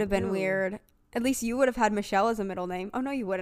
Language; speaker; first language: English; native; English